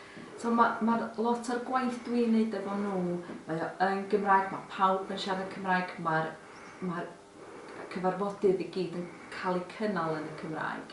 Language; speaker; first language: Welsh; non-native, local second language; English